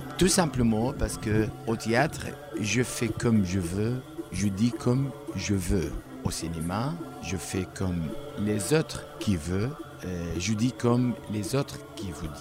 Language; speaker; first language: French; non-native, learner; Arabic